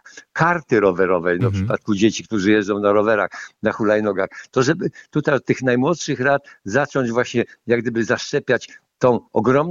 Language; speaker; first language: Polish; native; Polish